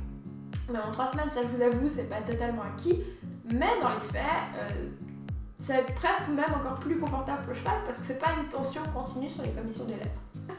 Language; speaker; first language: French; native; French